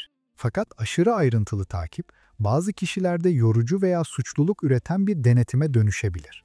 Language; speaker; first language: Turkish; native; Turkish